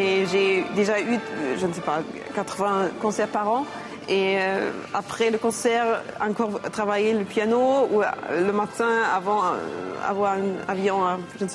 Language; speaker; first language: French; non-native, learner; German